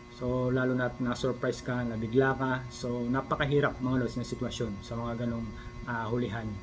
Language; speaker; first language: Filipino; native; Filipino